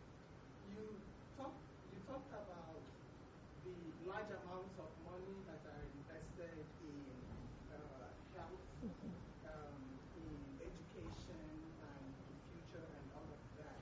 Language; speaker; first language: English; non-native, local second language; Igbo